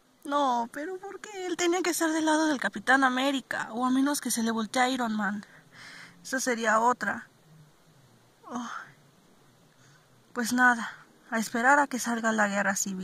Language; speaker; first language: Spanish; native; Spanish